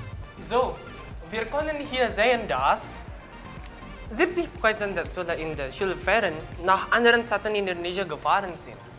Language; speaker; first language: German; non-native, learner; Indonesian